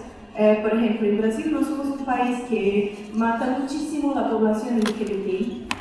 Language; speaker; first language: Spanish; non-native, fluent; Portuguese